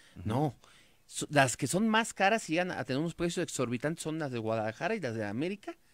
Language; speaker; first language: Spanish; native; Spanish